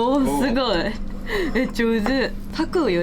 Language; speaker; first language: Japanese; non-native, learner; Korean